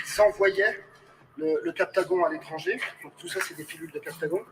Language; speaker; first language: French; native; French